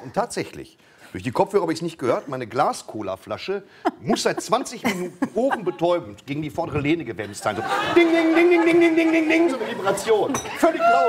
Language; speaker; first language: German; native; German